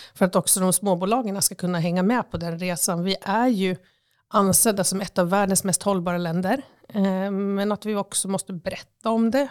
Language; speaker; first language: Swedish; native; Swedish